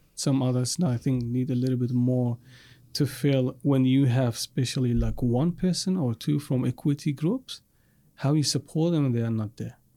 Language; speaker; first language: English; non-native, fluent; Arabic